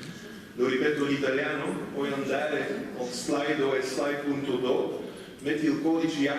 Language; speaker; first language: Italian; non-native, fluent; Dutch